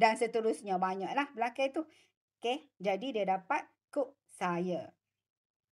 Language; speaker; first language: Malay; native; Malay